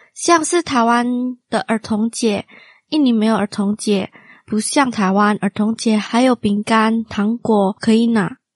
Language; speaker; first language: Chinese; non-native, fluent; Min Nan Chinese